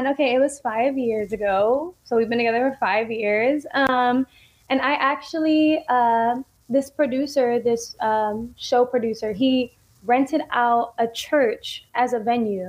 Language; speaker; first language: English; native; English